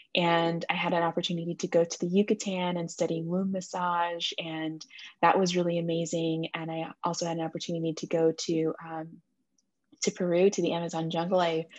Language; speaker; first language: English; native; English